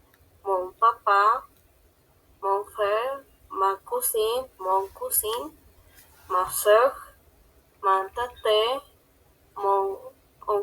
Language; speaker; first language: French; non-native, learner; Spanish